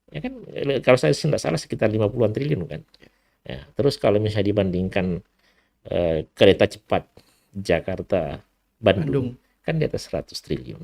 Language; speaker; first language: Indonesian; native; Indonesian